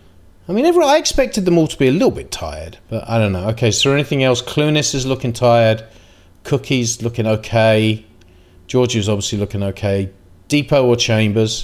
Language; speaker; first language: English; native; English